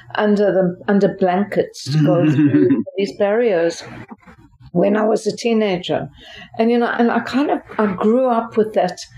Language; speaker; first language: English; native; English